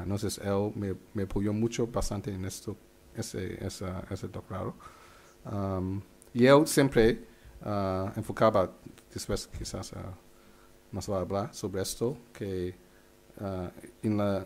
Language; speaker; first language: Spanish; non-native, fluent; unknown